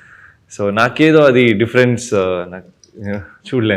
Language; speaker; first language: Telugu; non-native, fluent; Kannada